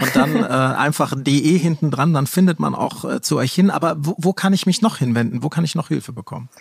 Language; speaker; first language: German; native; German